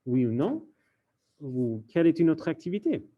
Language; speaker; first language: French; non-native, fluent; English